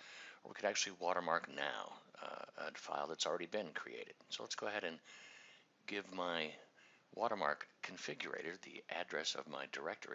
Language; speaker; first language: English; native; English